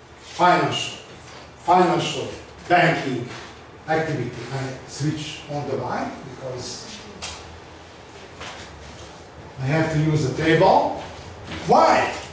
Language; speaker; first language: English; non-native, learner; Hungarian